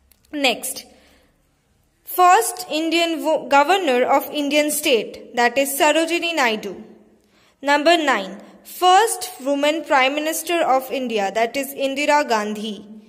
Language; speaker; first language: English; non-native, local second language; Bangla